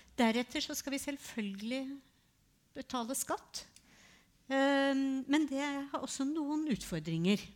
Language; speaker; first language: Norwegian; native; Norwegian